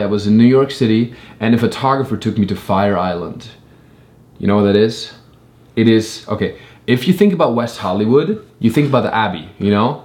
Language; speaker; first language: English; non-native, fluent; German